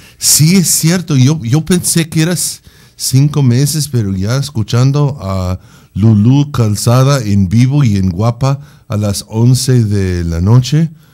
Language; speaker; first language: Spanish; non-native, fluent; English